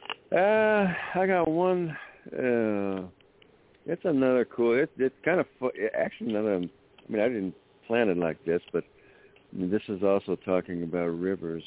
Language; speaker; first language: English; native; English